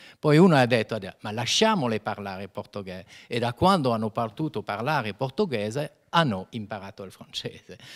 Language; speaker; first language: Italian; non-native, fluent; French